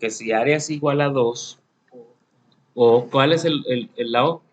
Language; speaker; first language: Spanish; native; Spanish